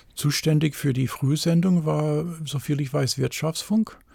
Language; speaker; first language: German; non-native, fluent; English